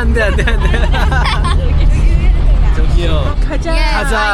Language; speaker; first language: Korean; native; Korean